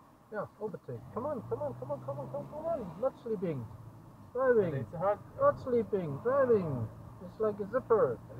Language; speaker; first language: English; non-native, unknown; German